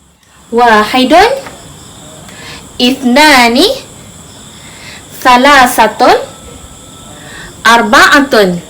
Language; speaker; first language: Arabic; non-native, fluent; Malay